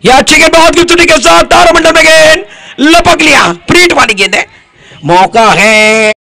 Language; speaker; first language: Hindi; non-native, local second language; Marathi